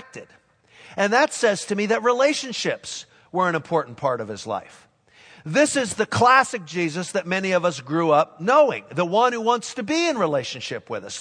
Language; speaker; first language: English; native; English